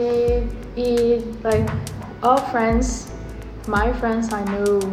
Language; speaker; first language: English; non-native, fluent; Morisyen